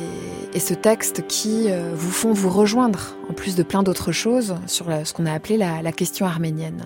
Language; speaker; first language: French; native; French